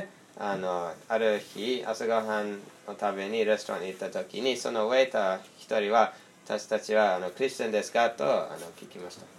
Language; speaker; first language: Japanese; non-native, fluent; English